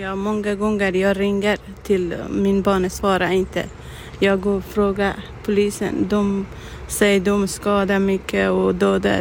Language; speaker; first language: Swedish; non-native, learner; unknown